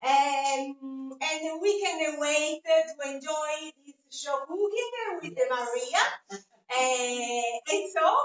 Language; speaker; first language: English; non-native, fluent; Italian